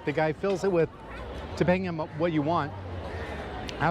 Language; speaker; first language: English; native; English